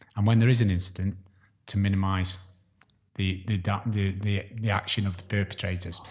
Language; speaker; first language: English; native; English